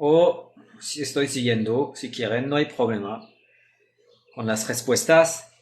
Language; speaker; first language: Spanish; non-native, fluent; French